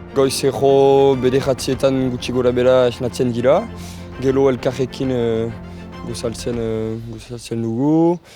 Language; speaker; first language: Basque; non-native, local second language; French